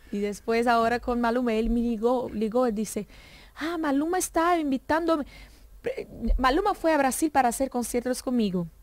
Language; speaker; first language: Spanish; non-native, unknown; Portuguese